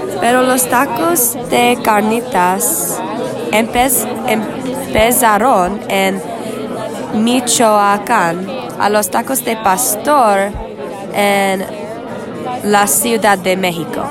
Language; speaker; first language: Spanish; non-native, learner; English